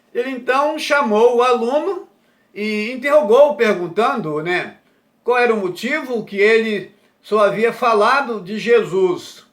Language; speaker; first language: Portuguese; native; Portuguese